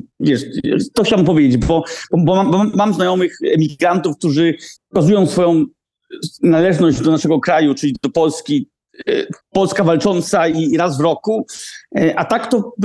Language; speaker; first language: Polish; early bilingual, heritage; Polish